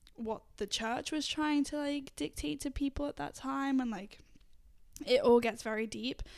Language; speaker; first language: English; native; English